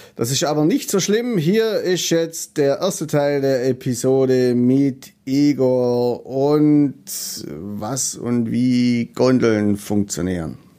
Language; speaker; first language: German; native; German